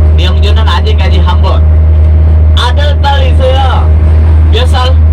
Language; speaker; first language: Korean; non-native, learner; Indonesian